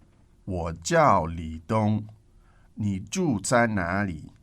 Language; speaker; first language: Chinese; non-native, learner; English